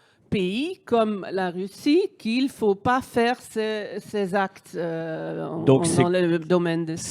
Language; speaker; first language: French; non-native, fluent; Dutch